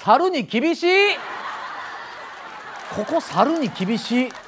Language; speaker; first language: Japanese; native; Japanese